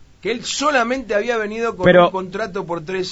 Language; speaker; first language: Spanish; native; Spanish